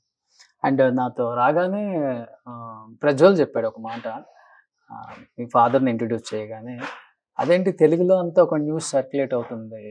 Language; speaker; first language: Telugu; native; Telugu